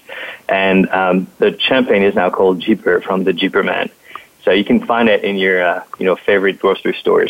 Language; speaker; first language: English; non-native, fluent; French